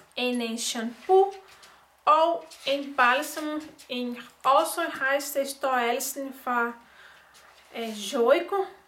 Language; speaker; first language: Danish; non-native, learner; Portuguese